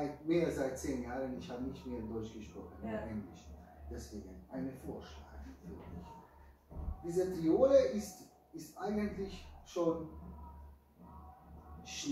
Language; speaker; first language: German; non-native, fluent; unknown